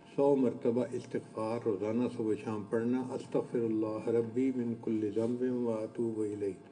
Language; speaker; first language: Urdu; non-native, local second language; Punjabi